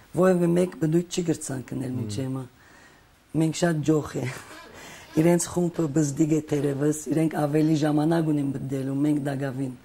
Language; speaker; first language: Armenian; early bilingual, heritage; Armenian